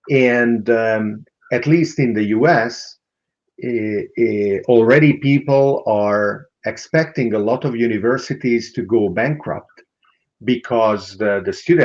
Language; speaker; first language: English; non-native, fluent; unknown